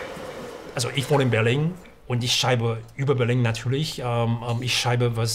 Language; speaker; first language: German; non-native, fluent; Chinese